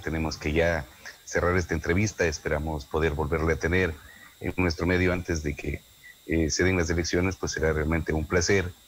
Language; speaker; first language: Spanish; native; Spanish